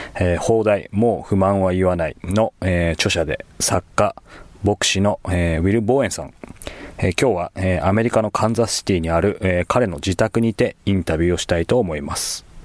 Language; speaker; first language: Japanese; native; Japanese